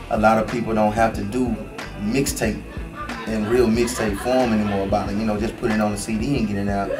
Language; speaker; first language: English; native; English